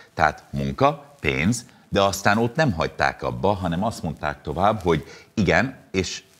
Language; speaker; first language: Hungarian; non-native, fluent; English